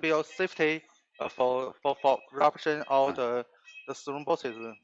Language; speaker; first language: English; non-native, learner; Chinese